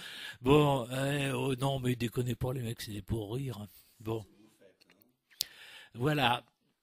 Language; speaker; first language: French; native; French